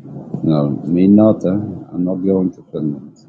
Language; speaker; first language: English; non-native, learner; Dutch